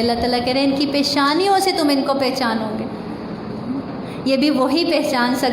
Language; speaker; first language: Urdu; native; Urdu